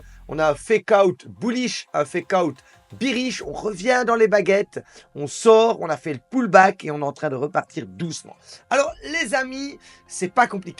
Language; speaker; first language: French; native; French